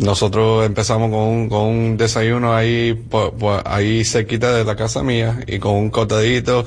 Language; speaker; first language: Spanish; early bilingual, heritage; English